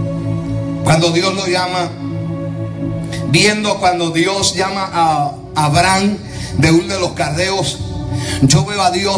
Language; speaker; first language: Spanish; native; Spanish